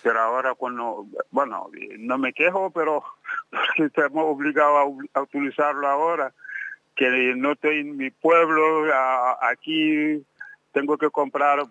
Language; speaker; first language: Spanish; non-native, fluent; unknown